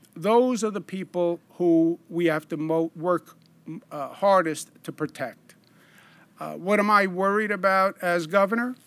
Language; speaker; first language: English; native; English